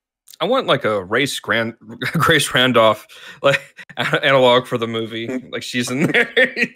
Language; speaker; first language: English; native; English